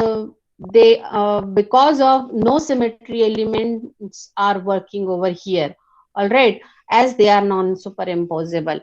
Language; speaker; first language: English; non-native, local second language; Hindi